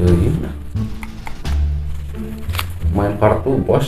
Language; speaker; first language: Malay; non-native, local second language; Sundanese